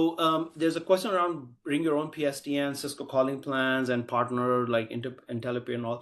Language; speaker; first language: English; native; English